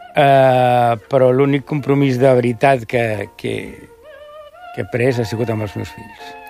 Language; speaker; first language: Catalan; non-native, local second language; Spanish